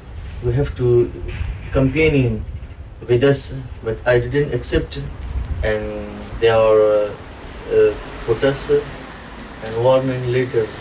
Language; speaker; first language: English; non-native, learner; Pashto